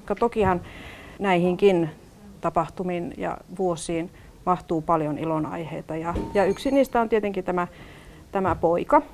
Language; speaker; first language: Finnish; native; Finnish